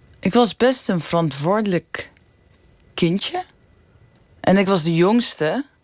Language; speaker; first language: Dutch; early bilingual, other home language; Persian